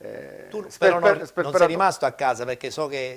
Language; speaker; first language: Italian; native; Italian